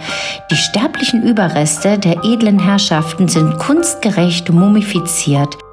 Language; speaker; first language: German; native; German